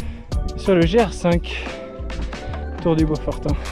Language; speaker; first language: French; native; French